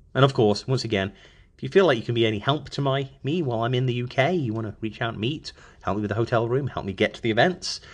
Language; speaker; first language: English; native; English